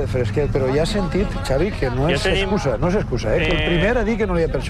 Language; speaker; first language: Catalan; native; Catalan